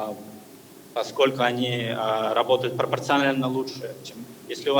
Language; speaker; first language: Russian; native; Russian